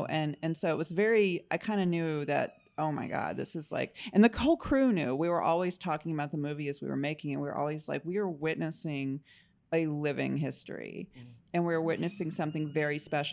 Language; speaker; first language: English; native; English